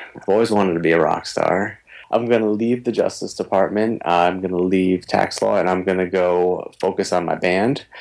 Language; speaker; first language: English; native; English